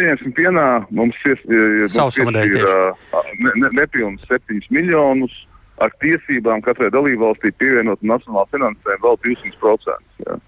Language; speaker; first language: Latvian; native; Latvian